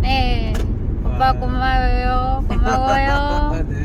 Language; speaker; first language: Korean; non-native, learner; Vietnamese